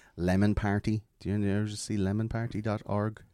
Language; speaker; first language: English; native; English